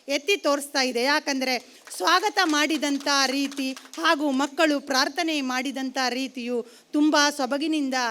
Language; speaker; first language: Kannada; native; Kannada